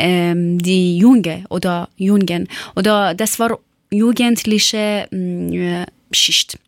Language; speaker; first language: German; non-native, fluent; Persian